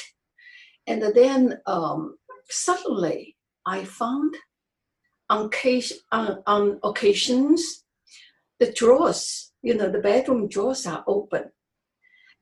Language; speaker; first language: English; non-native, fluent; Chinese